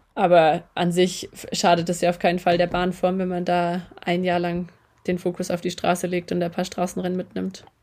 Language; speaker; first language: German; native; German